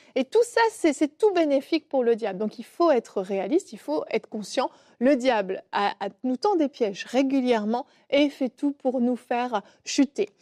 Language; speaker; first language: French; native; French